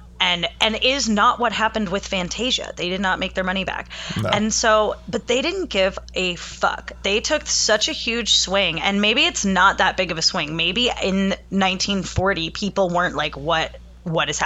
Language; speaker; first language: English; native; English